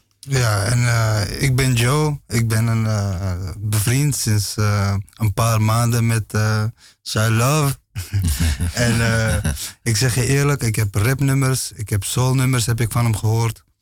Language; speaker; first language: Dutch; native; Dutch